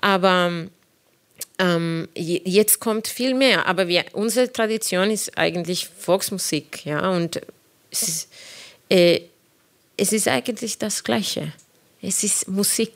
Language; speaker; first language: German; non-native, fluent; Spanish